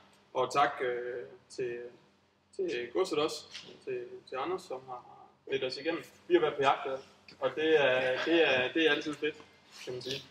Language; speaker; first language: Danish; native; Danish